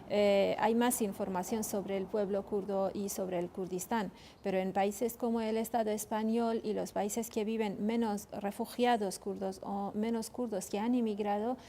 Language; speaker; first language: Spanish; non-native, fluent; Kurdish